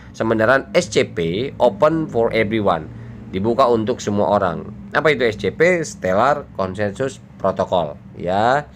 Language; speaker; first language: Indonesian; native; Indonesian